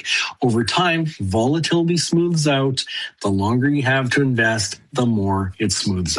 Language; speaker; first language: English; native; English